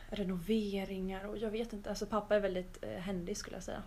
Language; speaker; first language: Swedish; early bilingual, other home language; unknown